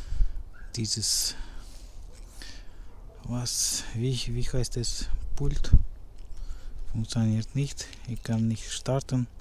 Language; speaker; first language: German; non-native, learner; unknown